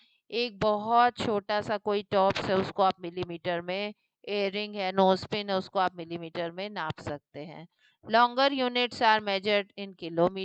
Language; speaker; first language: Hindi; native; Hindi